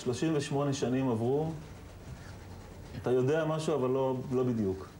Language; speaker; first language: Hebrew; native; Hebrew